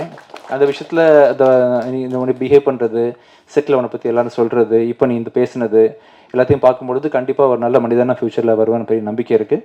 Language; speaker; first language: Tamil; native; Tamil